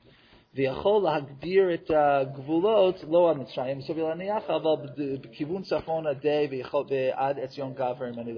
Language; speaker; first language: Hebrew; non-native, fluent; English